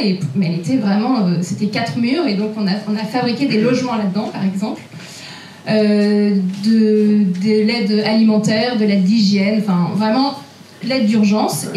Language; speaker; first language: French; native; French